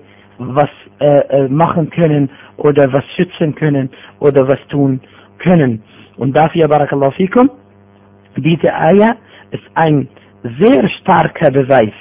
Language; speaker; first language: German; non-native, fluent; Arabic